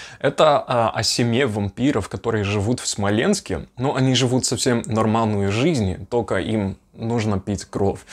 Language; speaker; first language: Russian; non-native, fluent; Dutch